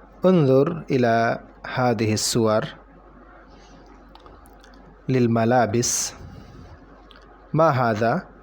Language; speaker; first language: Arabic; non-native, fluent; Bangla